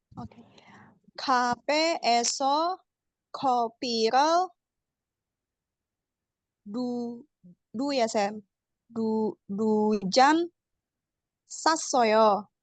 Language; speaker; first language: Korean; non-native, learner; Indonesian